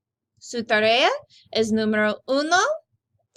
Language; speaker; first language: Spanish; non-native, learner; English